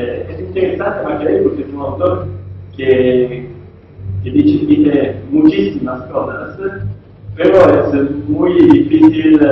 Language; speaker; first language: Spanish; non-native, fluent; Italian